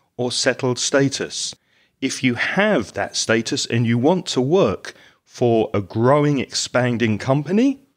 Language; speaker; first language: English; native; English